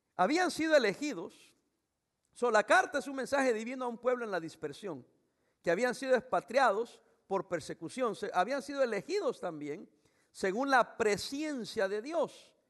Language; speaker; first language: Spanish; native; Spanish